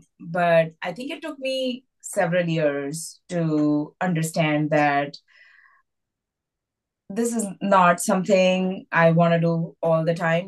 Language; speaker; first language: English; non-native, local second language; Hindi